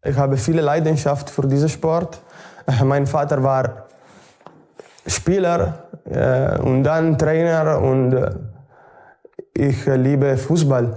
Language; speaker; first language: German; non-native, learner; Italian